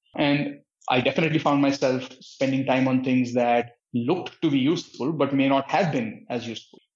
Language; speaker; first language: English; non-native, local second language; Hindi